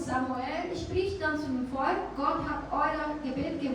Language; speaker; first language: German; non-native, fluent; Portuguese